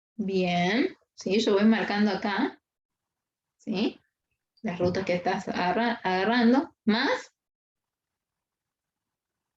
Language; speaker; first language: Spanish; native; Spanish